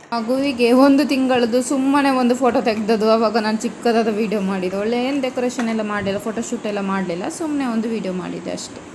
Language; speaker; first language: Kannada; non-native, local second language; Tulu